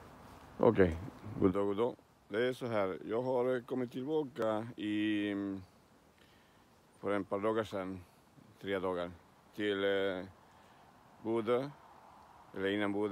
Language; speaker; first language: Swedish; non-native, learner; Spanish